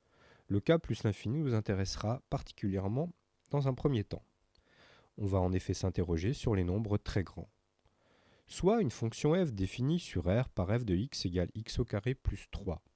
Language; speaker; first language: French; native; French